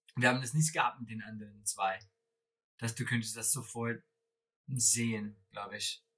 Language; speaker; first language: German; non-native, fluent; English